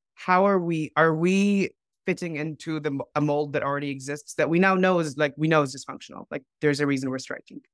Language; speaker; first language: English; non-native, fluent; Arabic